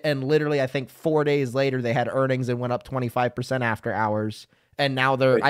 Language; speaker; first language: English; native; English